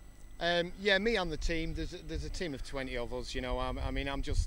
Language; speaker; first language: English; native; English